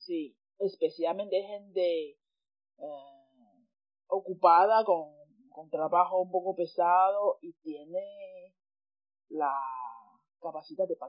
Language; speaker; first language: Spanish; non-native, fluent; Chinese